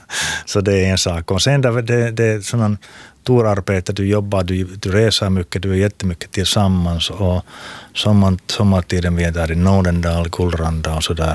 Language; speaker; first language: Swedish; non-native, local second language; Finnish